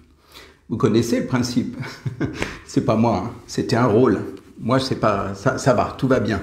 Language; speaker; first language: French; native; French